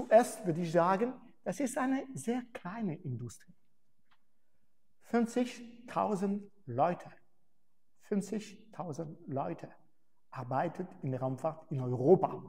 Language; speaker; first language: German; non-native, fluent; French